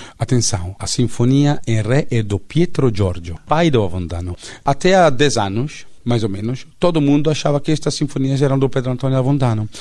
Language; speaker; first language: Portuguese; non-native, fluent; Italian